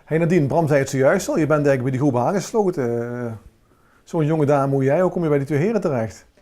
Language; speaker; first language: Dutch; native; Dutch